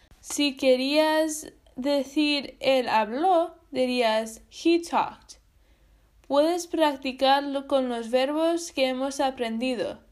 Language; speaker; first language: Spanish; non-native, learner; English